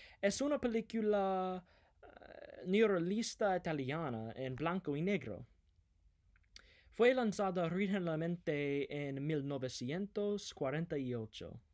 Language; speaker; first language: Spanish; non-native, learner; English